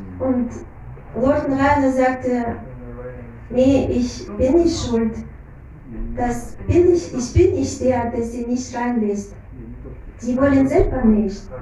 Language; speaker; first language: German; non-native, fluent; Russian